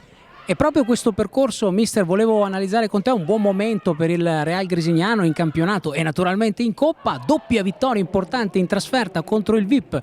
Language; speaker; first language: Italian; native; Italian